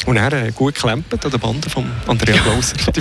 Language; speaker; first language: German; native; German